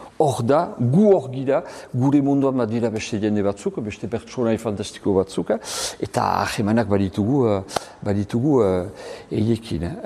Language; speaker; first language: Basque; native; Basque